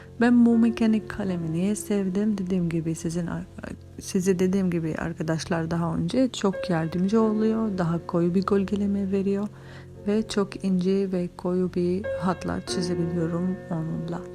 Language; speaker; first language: Turkish; non-native, fluent; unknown